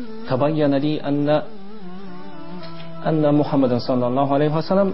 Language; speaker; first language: Arabic; non-native, fluent; Japanese